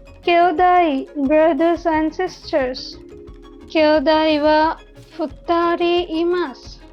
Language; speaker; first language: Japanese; non-native, learner; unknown